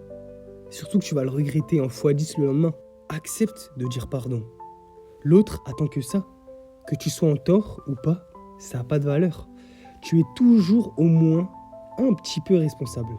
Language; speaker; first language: French; native; French